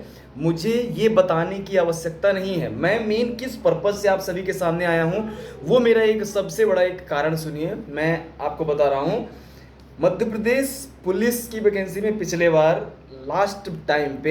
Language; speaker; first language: Hindi; native; Hindi